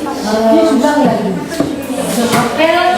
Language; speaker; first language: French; non-native, fluent; Indonesian